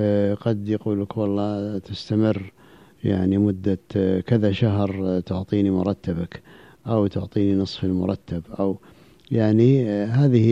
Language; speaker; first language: Arabic; native; Arabic